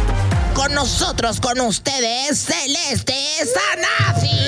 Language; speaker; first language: Spanish; native; Spanish